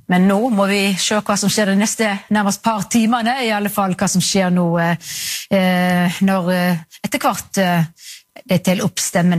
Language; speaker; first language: Norwegian; native; Norwegian